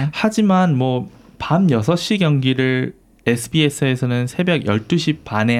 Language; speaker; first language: Korean; native; Korean